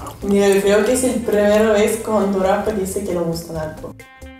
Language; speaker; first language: Spanish; non-native, learner; Russian